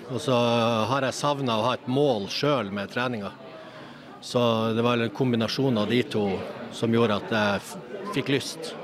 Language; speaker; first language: Norwegian; native; Norwegian